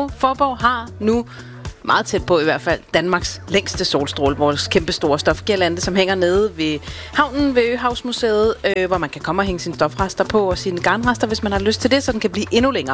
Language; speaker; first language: Danish; native; Danish